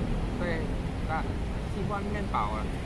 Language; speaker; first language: Chinese; non-native, learner; Javanese